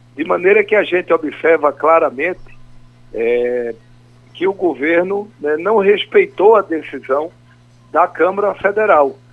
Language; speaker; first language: Portuguese; native; Portuguese